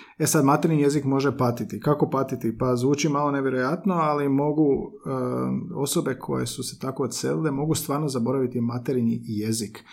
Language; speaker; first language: Croatian; native; Croatian